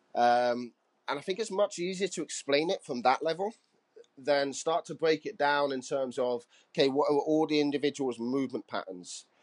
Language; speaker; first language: English; native; English